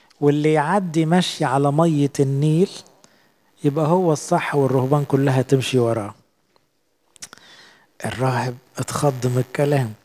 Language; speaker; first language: Arabic; native; Arabic